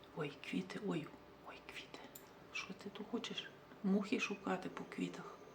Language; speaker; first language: Ukrainian; native; Ukrainian